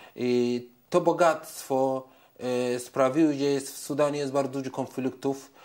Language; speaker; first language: Polish; non-native, fluent; Arabic